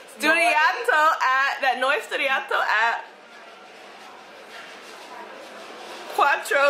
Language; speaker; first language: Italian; non-native, learner; English